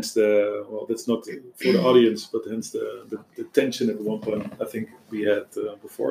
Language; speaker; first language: English; non-native, fluent; Dutch